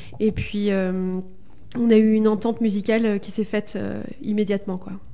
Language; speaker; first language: French; early bilingual, heritage; Spanish